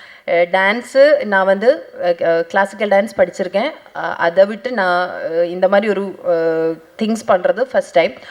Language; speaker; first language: Tamil; non-native, fluent; Malayalam